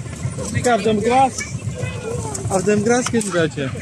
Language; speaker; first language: German; non-native, learner; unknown